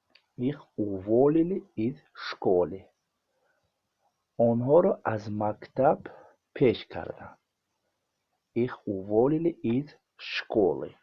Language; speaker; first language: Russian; non-native, learner; Tajik